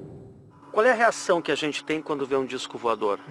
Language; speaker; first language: Portuguese; native; Portuguese